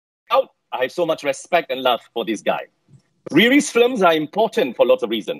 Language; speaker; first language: English; non-native, local second language; Malay